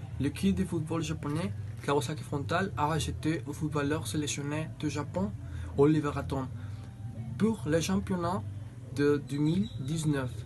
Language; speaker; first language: French; non-native, learner; Spanish